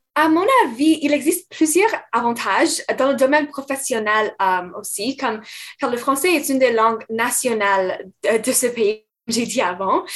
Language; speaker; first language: French; non-native, fluent; English